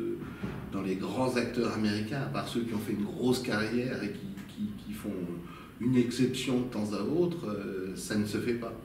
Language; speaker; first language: French; native; French